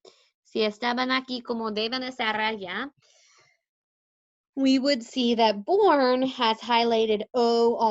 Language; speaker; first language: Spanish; non-native, fluent; English